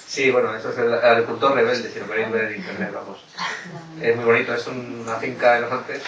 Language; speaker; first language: Spanish; native; Spanish